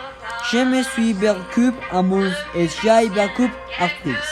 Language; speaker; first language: French; non-native, learner; Spanish